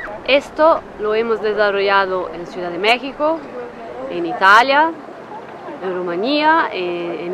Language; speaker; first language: Spanish; non-native, fluent; Italian